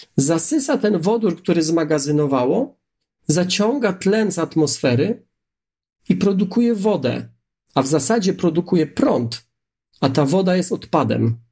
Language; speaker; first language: Polish; native; Polish